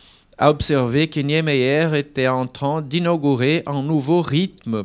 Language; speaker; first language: French; non-native, fluent; Portuguese